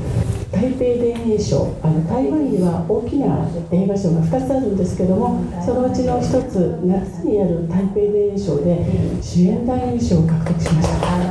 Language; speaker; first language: Japanese; native; Japanese